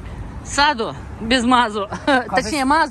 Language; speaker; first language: Turkish; non-native, learner; Russian